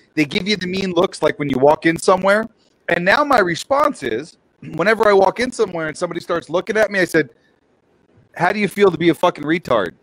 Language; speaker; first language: English; native; English